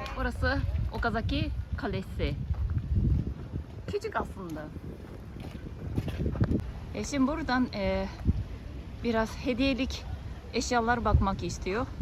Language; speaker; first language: Turkish; non-native, fluent; Japanese